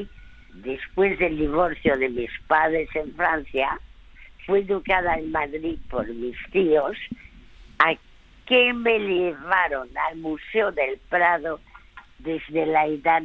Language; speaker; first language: Spanish; early bilingual, other home language; French